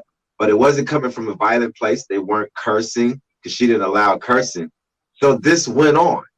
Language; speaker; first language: English; native; English